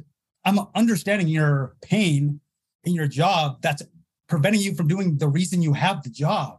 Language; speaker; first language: English; native; English